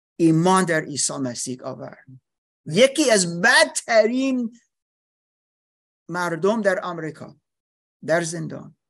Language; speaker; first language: Persian; non-native, learner; English